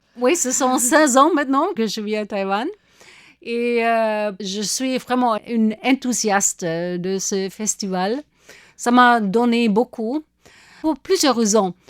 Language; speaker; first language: French; non-native, fluent; German